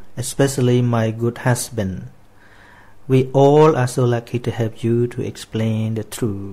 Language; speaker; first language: English; non-native, fluent; Khmer